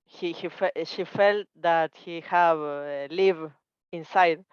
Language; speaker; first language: English; non-native, learner; Spanish